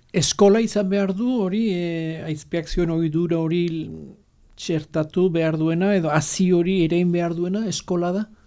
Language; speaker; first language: Basque; native; Basque